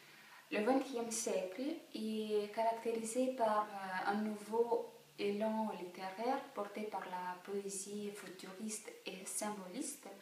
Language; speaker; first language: French; non-native, fluent; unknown